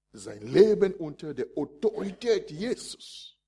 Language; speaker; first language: German; non-native, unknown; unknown